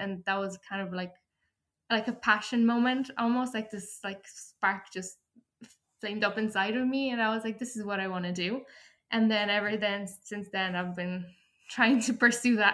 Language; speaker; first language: English; early bilingual, other home language; Polish